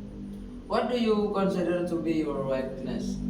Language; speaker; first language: English; non-native, learner; Indonesian